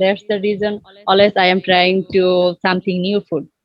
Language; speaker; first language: English; non-native, learner; Bangla